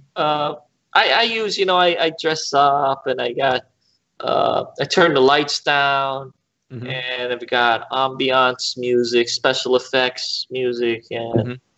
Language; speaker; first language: English; native; English